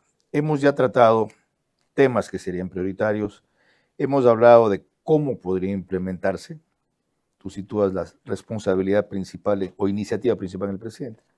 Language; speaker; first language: Spanish; native; Spanish